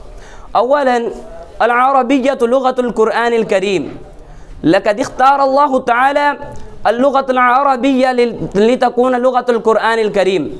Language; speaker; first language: Arabic; non-native, learner; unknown